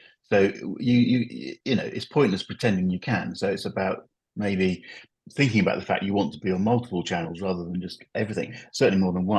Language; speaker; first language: English; native; English